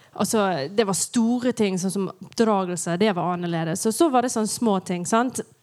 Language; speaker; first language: Norwegian; non-native, fluent; English